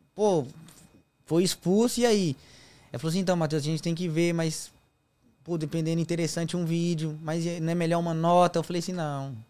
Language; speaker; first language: Portuguese; native; Portuguese